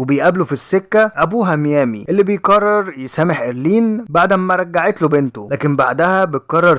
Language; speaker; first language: Arabic; native; Arabic